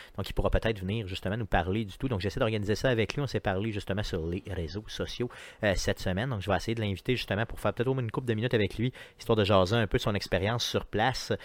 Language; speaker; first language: French; native; French